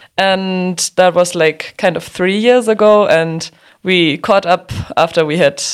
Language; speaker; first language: English; non-native, fluent; German